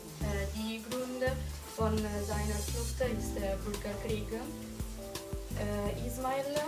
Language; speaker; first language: German; non-native, learner; Italian